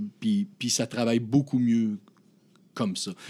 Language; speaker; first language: French; native; French